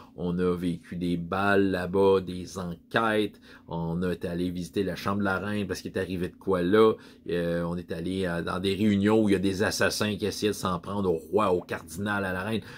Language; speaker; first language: French; native; French